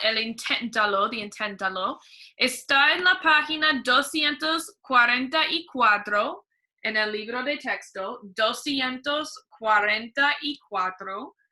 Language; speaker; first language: Spanish; non-native, fluent; English